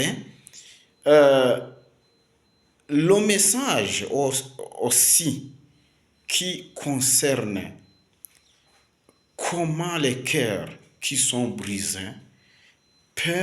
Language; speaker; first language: French; non-native, local second language; Kinyarwanda